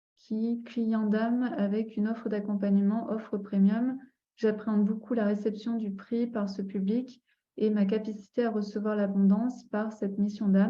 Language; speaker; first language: French; native; French